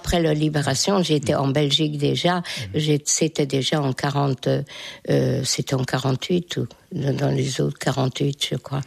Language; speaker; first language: French; non-native, fluent; Hungarian